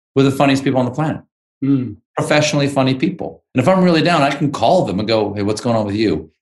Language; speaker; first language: English; native; English